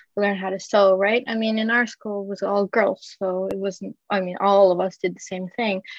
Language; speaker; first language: English; early bilingual, other home language; Japanese